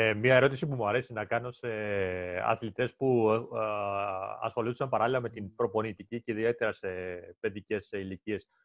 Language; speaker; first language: Greek; native; Greek